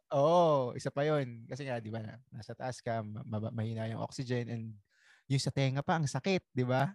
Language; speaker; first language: Filipino; native; Filipino